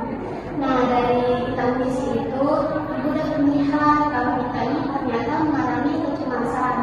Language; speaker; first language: Indonesian; native; Indonesian